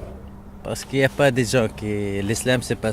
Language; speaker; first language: French; non-native, learner; Arabic